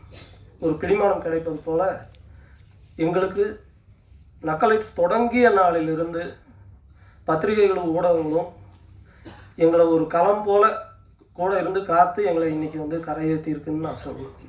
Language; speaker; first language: Tamil; native; Tamil